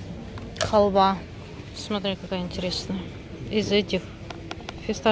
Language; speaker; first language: Russian; native; Russian